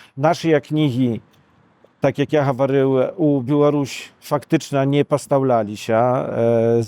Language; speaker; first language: Belarusian; native; Belarusian